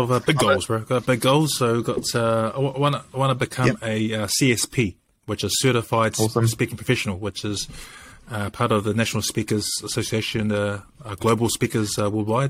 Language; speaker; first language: English; native; English